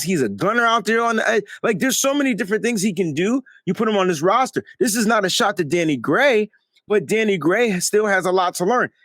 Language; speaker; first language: English; native; English